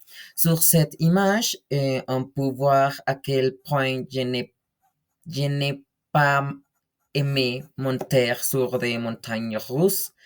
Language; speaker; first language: French; non-native, learner; Spanish